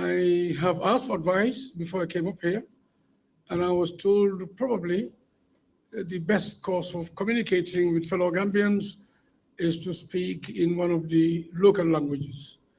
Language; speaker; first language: English; non-native, local second language; Mandingo